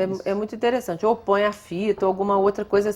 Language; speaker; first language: Portuguese; native; Portuguese